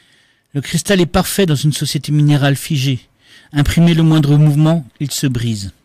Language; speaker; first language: French; native; French